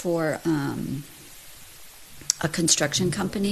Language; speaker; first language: English; native; English